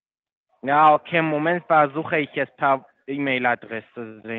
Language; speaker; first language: German; non-native, fluent; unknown